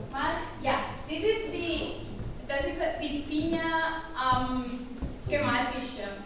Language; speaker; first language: German; non-native, learner; Catalan